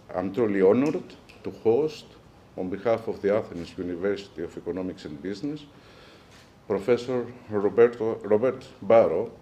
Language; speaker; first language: English; non-native, fluent; Greek